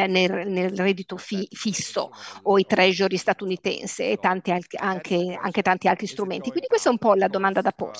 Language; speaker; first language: Italian; native; Italian